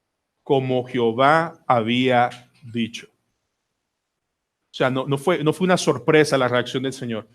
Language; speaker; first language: Spanish; native; Spanish